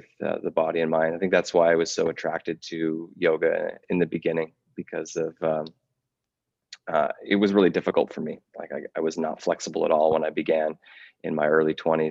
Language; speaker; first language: English; native; English